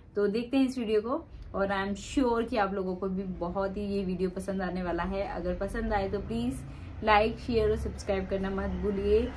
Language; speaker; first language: Hindi; native; Hindi